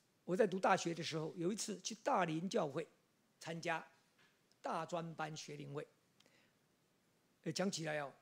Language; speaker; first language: Chinese; native; Chinese